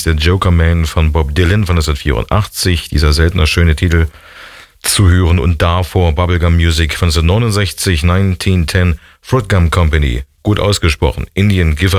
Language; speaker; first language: German; native; German